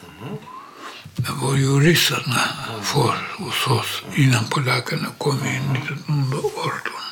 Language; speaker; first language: Swedish; non-native, learner; Polish